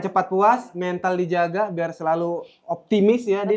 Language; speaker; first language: Indonesian; native; Indonesian